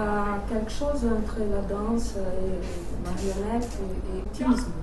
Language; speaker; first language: French; non-native, learner; Portuguese